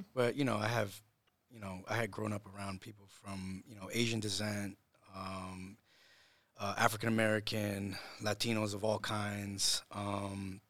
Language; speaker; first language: English; native; English